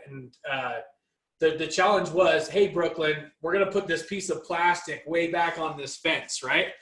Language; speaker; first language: English; native; English